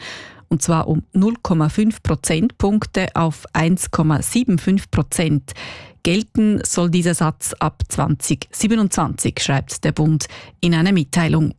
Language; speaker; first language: German; native; German